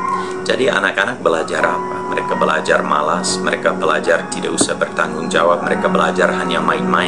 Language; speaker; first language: Indonesian; non-native, fluent; English